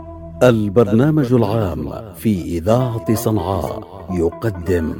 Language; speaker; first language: Arabic; native; Arabic